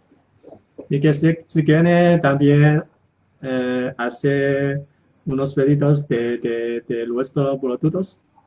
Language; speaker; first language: Spanish; non-native, learner; Chinese